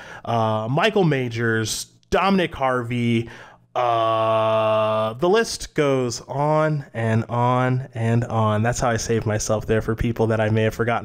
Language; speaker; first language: English; native; English